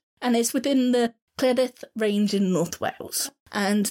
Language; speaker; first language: English; native; English